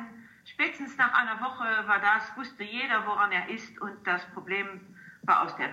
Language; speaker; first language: German; non-native, local second language; Luxembourgish